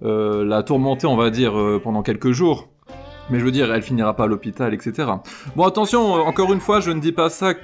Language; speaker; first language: French; native; French